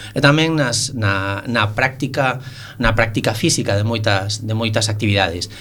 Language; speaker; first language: Galician; non-native, local second language; Spanish